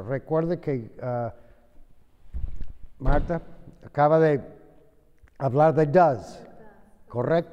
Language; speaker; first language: Spanish; non-native, fluent; English